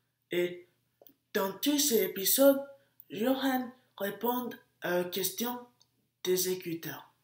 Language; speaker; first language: French; non-native, learner; English